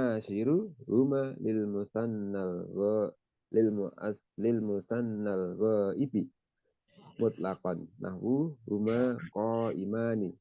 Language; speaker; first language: Arabic; non-native, learner; Indonesian